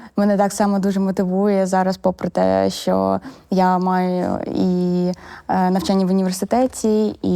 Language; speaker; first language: Ukrainian; native; Ukrainian